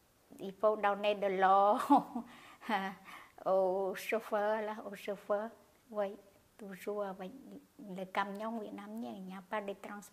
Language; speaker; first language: French; non-native, learner; Khmer